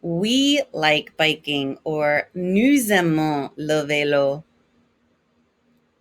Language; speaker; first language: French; non-native, fluent; English